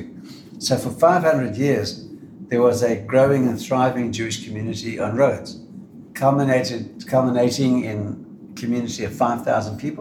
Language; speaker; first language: English; native; English